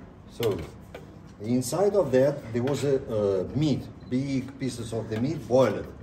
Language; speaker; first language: English; non-native, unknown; Uzbek